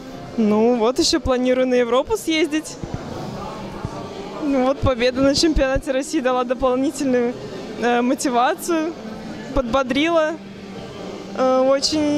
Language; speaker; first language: Russian; native; Russian